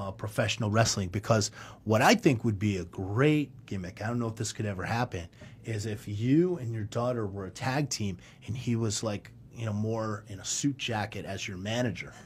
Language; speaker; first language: English; native; English